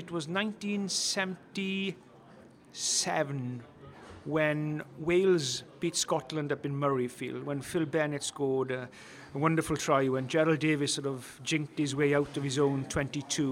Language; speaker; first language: English; non-native, local second language; Welsh